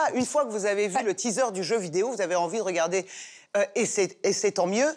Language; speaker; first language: French; non-native, fluent; Persian